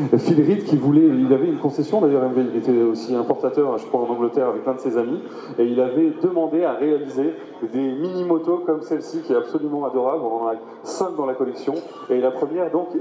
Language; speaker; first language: French; native; French